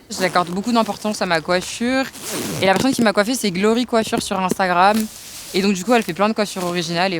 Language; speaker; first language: French; native; French